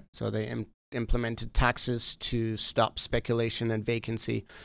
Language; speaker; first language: English; native; English